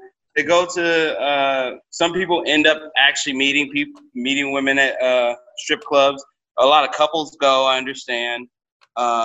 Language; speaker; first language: English; native; English